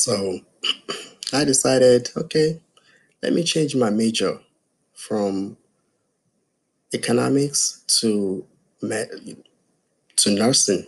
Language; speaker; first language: English; non-native, local second language; Yoruba